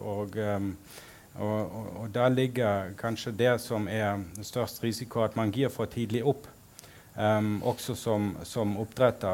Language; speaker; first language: Norwegian; non-native, fluent; German